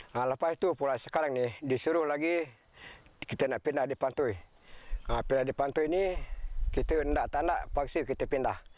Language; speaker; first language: Malay; non-native, local second language; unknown